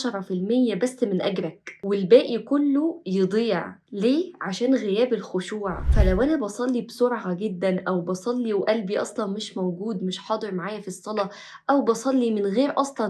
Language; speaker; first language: Arabic; native; Arabic